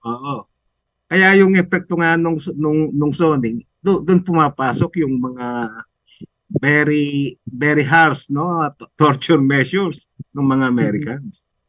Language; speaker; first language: Filipino; non-native, local second language; Pampanga